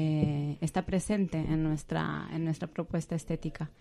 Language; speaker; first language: Spanish; native; Spanish